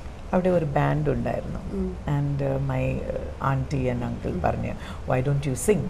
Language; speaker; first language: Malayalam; non-native, local second language; English